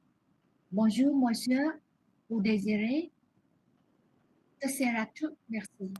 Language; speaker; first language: French; non-native, learner; Vietnamese